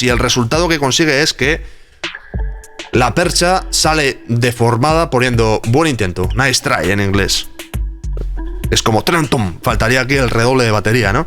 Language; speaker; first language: Spanish; native; Spanish